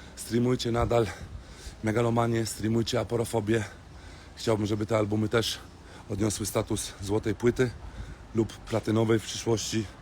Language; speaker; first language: Polish; early bilingual, heritage; Polish